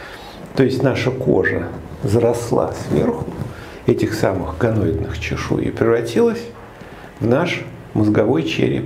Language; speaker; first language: Russian; native; Russian